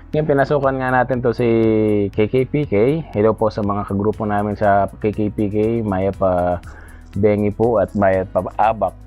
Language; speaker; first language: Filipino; non-native, local second language; Pampanga